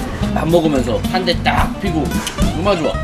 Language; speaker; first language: Korean; native; Korean